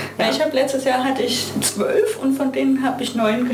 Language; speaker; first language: German; native; German